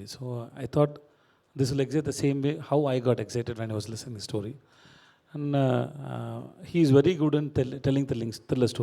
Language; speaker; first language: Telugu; non-native, learner; Tamil